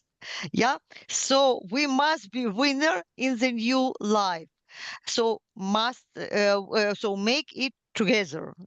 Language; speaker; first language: English; non-native, learner; Ukrainian